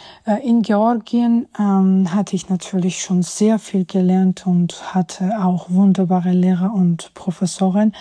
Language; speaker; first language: German; non-native, fluent; Georgian